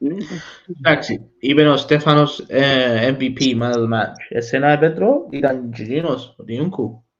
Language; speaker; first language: Greek; early bilingual, heritage; Greek